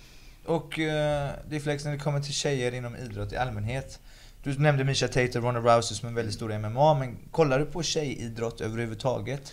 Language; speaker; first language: Swedish; native; Swedish